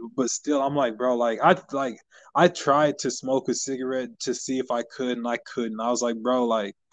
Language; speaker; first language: English; native; English